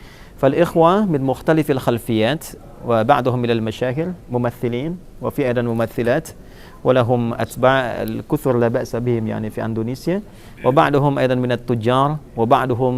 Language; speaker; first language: Arabic; non-native, fluent; Indonesian